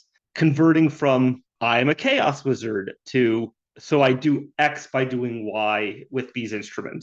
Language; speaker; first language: English; native; English